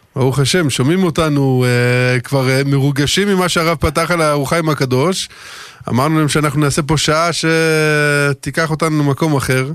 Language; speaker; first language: Hebrew; early bilingual, other home language; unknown